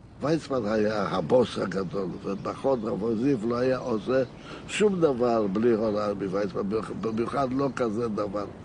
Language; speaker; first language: Hebrew; non-native, fluent; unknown